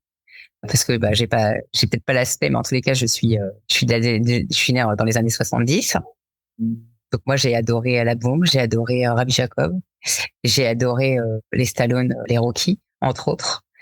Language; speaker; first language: French; native; French